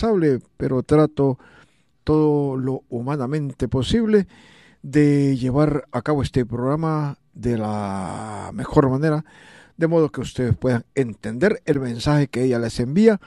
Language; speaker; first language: Spanish; native; Spanish